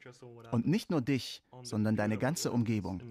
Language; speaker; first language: German; native; German